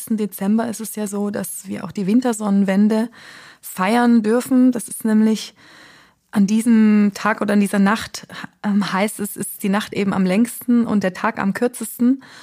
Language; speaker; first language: German; native; German